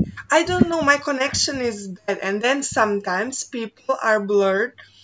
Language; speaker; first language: English; non-native, fluent; Bosnian